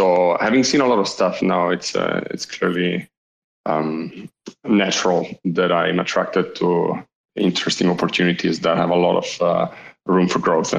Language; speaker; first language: English; non-native, fluent; Italian